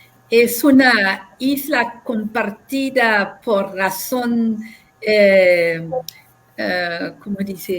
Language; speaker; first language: Spanish; non-native, fluent; French